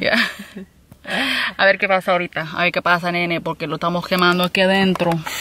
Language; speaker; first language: Spanish; early bilingual, heritage; Spanish